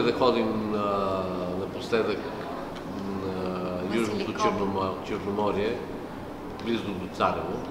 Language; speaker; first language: Bulgarian; native; Bulgarian